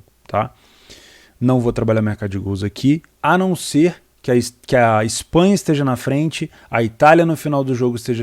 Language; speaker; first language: Portuguese; native; Portuguese